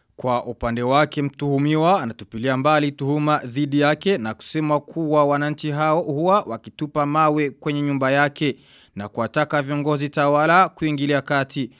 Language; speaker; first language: Swahili; non-native, local second language; Rundi